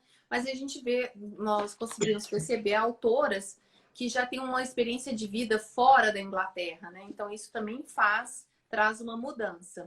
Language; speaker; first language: Portuguese; native; Portuguese